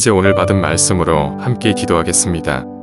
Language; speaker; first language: Korean; native; Korean